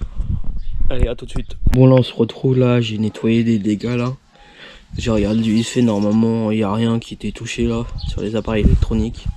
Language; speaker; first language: French; native; French